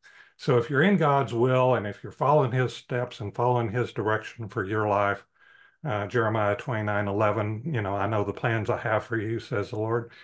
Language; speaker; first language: English; native; English